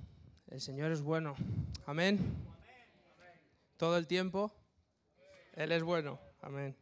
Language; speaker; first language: Spanish; native; Spanish